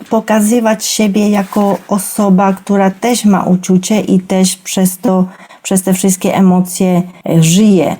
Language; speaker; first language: Polish; non-native, fluent; Spanish